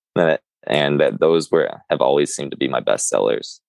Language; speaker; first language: English; native; English